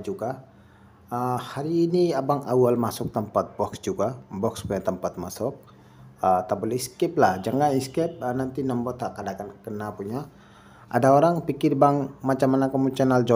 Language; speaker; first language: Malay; non-native, learner; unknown